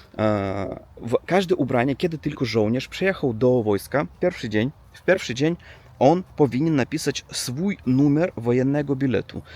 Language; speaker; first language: Polish; non-native, learner; Russian